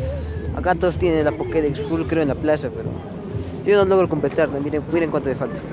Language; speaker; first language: Spanish; native; Spanish